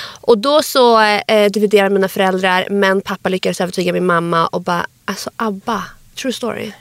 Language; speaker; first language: Swedish; early bilingual, other home language; Arabic